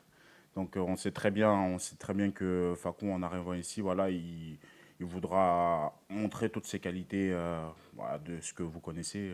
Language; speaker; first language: French; native; French